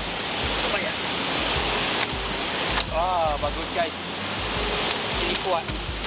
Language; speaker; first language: Indonesian; non-native, learner; English